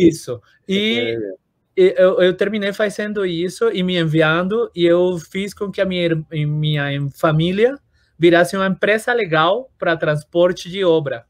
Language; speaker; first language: Portuguese; non-native, fluent; Spanish